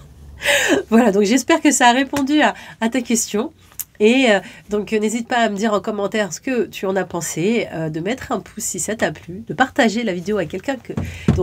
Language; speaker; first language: French; native; French